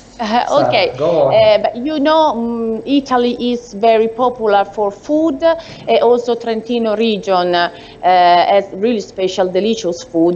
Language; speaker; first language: English; non-native, learner; Italian